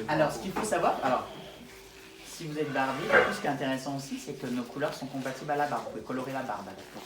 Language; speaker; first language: French; native; French